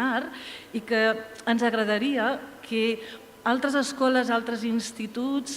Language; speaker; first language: Catalan; native; Catalan